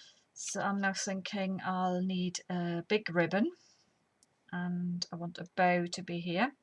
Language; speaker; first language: English; native; English